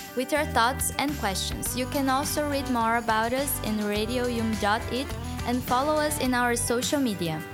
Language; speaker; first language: English; non-native, fluent; Portuguese